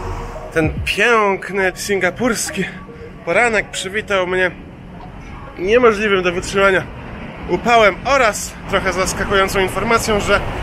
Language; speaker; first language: Polish; native; Polish